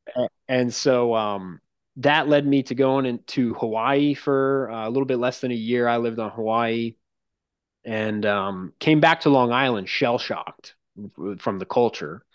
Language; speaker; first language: English; native; English